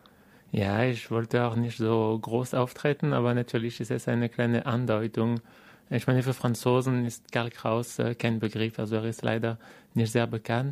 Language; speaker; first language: German; non-native, fluent; French